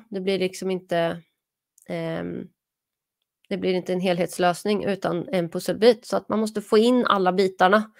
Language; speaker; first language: Swedish; native; Swedish